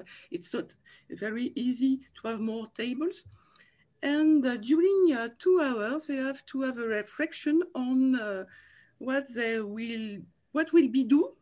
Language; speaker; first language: English; non-native, learner; French